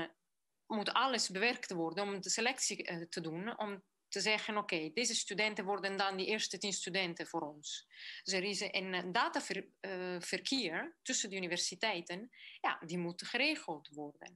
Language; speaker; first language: Dutch; non-native, fluent; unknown